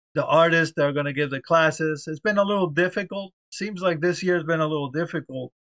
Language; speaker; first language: English; early bilingual, other home language; Spanish